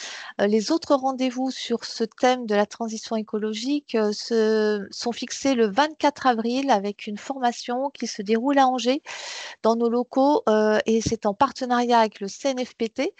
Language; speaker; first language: French; native; French